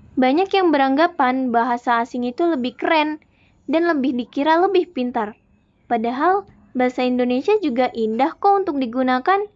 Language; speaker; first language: Indonesian; native; Indonesian